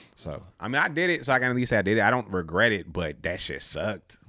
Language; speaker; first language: English; native; English